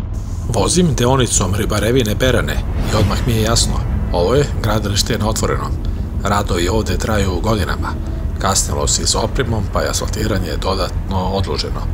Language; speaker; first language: Croatian; native; Croatian